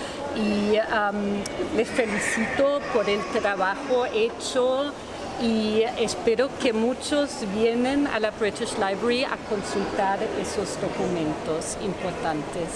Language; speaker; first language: Spanish; non-native, fluent; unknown